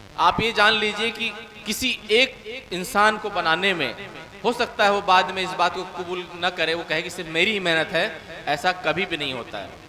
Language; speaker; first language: Hindi; native; Hindi